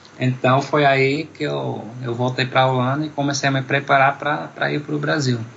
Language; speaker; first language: Portuguese; non-native, fluent; Dutch